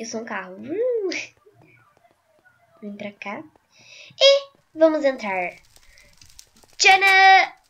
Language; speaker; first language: Portuguese; native; Portuguese